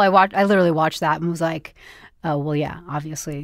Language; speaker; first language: English; native; English